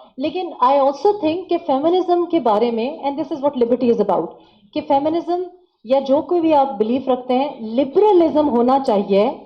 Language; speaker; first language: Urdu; non-native, local second language; Pashto